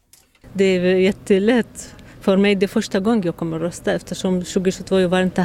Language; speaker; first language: Swedish; non-native, learner; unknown